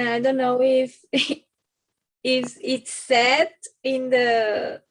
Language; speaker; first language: English; non-native, learner; Spanish